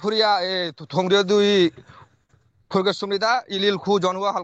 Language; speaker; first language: Korean; non-native, learner; Bangla